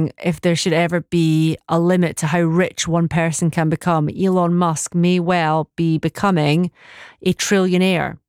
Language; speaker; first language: English; native; English